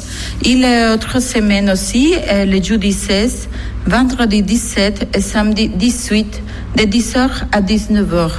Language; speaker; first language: French; non-native, fluent; Spanish